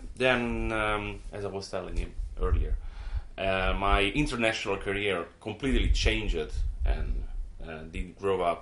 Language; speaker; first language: English; non-native, fluent; Italian